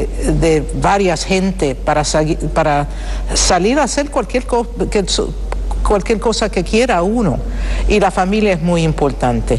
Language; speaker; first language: Spanish; early bilingual, heritage; Spanish